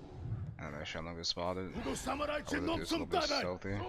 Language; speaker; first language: English; native; English